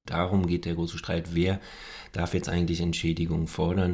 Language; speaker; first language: German; native; German